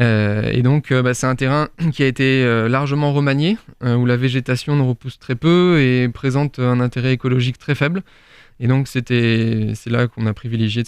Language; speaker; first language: French; native; French